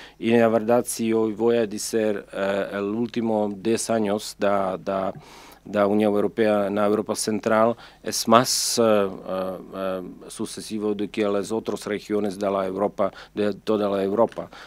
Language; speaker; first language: Spanish; non-native, fluent; Czech